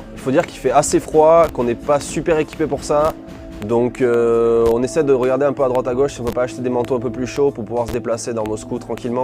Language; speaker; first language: French; native; French